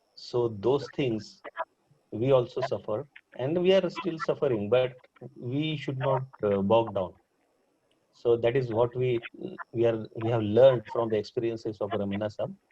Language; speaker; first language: English; non-native, local second language; Marathi